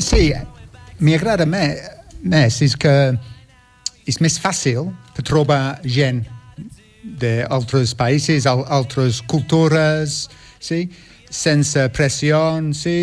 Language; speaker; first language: Catalan; non-native, learner; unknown